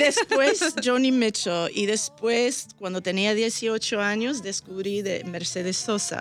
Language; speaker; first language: Spanish; early bilingual, heritage; Spanish